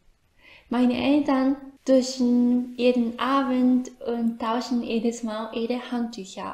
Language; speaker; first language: German; non-native, fluent; Japanese